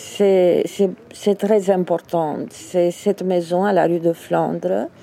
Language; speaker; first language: French; early bilingual, other home language; Romanian